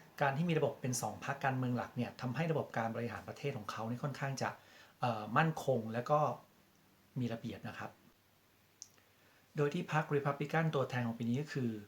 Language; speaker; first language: Thai; native; Thai